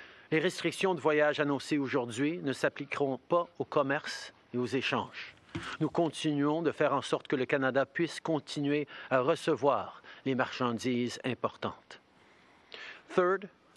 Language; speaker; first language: French; native; French